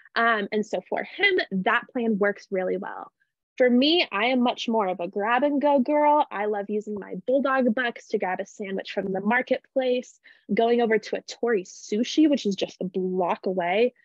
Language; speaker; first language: English; native; English